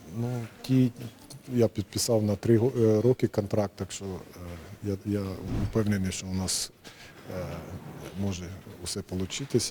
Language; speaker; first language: Ukrainian; non-native, local second language; Russian